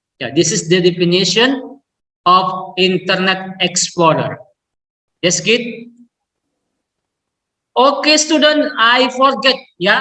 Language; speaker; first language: English; non-native, learner; Indonesian